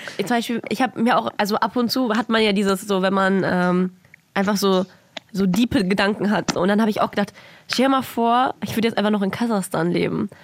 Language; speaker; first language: German; early bilingual, other home language; Russian